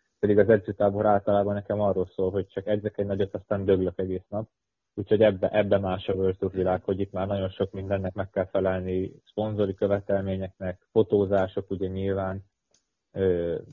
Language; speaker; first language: Hungarian; native; Hungarian